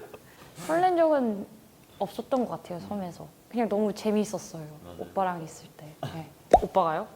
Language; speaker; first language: Korean; early bilingual, heritage; Korean